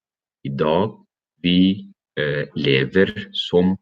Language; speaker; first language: Norwegian; non-native, learner; Arabic